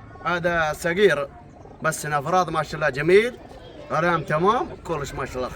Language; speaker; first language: Arabic; non-native, learner; Punjabi